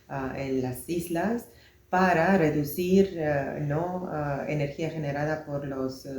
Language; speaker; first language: Spanish; non-native, fluent; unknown